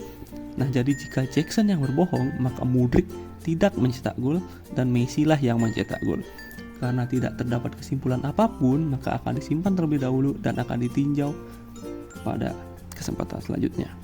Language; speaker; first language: Indonesian; native; Indonesian